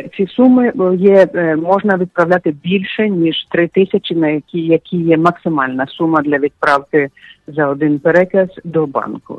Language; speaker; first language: Ukrainian; native; Ukrainian